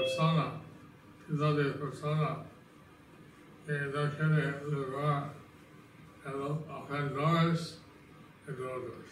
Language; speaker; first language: Spanish; non-native, learner; English